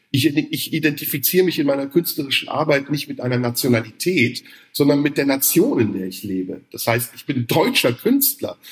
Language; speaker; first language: German; early bilingual, other home language; Turkish